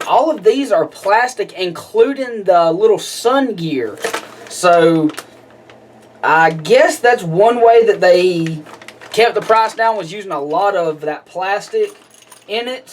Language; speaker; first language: English; native; English